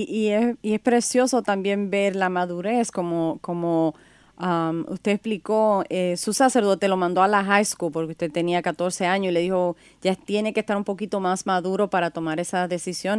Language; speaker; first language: Spanish; native; Spanish